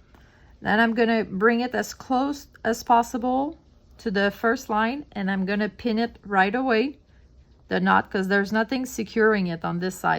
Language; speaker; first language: English; non-native, fluent; French